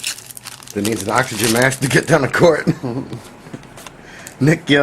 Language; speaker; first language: English; native; English